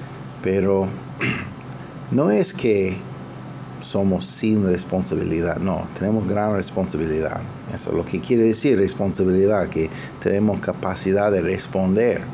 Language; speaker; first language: Spanish; non-native, fluent; English